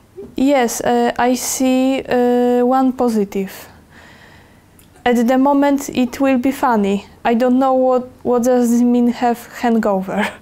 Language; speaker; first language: English; non-native, learner; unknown